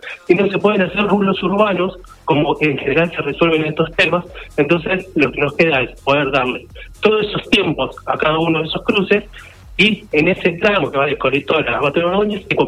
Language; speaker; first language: Spanish; native; Spanish